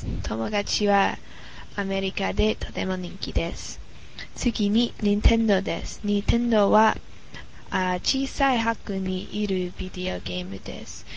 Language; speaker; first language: Japanese; non-native, learner; English